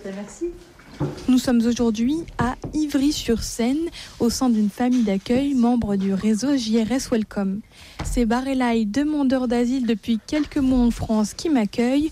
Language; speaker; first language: French; native; French